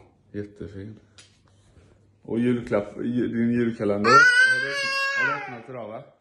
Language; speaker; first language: Swedish; native; Swedish